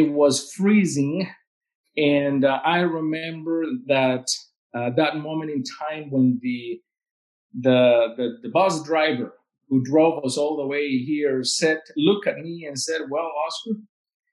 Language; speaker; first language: English; non-native, fluent; Spanish